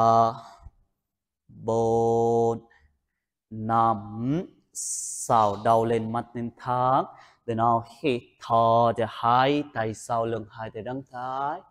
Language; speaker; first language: Vietnamese; non-native, learner; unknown